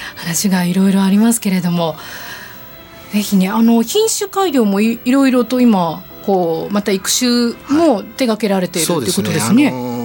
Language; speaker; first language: Japanese; native; Japanese